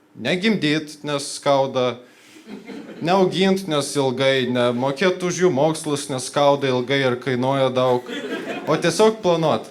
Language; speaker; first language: Lithuanian; non-native, local second language; Polish